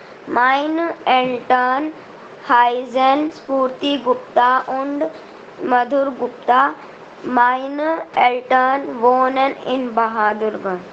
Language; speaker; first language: German; non-native, learner; Hindi